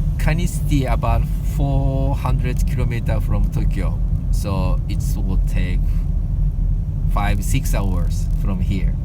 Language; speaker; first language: English; non-native, learner; Japanese